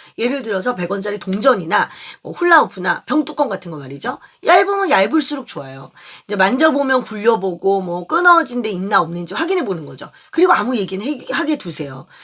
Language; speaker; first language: Korean; native; Korean